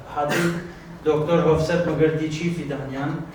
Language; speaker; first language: Armenian; early bilingual, heritage; Armenian